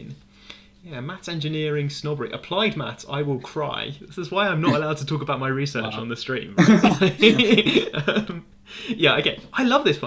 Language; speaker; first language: English; native; English